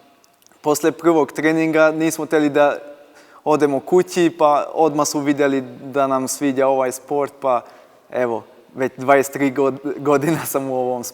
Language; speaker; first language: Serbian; non-native, local second language; Hungarian